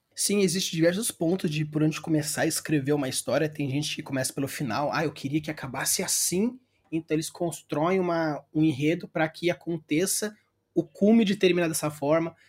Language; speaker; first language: Portuguese; native; Portuguese